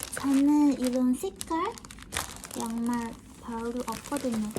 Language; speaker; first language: Korean; non-native, fluent; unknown